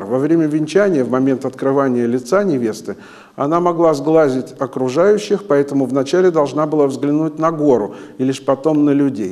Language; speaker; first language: Russian; native; Russian